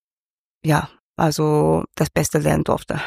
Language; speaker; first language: German; non-native, fluent; Cantonese